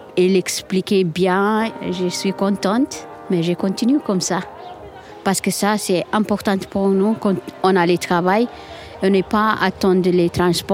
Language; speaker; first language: French; non-native, learner; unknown